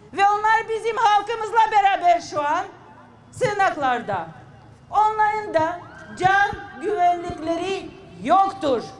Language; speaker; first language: Turkish; non-native, fluent; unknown